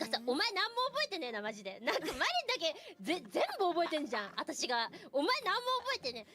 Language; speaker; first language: Japanese; native; Japanese